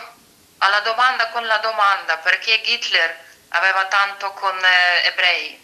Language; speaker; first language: Italian; non-native, fluent; Ukrainian